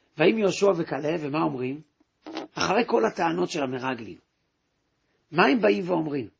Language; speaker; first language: Hebrew; native; Hebrew